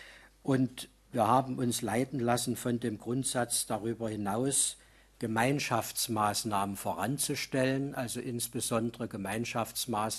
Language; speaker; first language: German; native; German